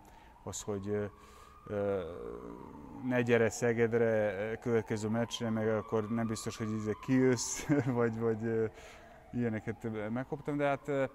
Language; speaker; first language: Hungarian; non-native, fluent; Serbian